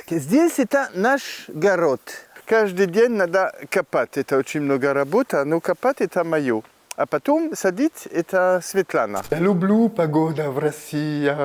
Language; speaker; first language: Russian; non-native, learner; French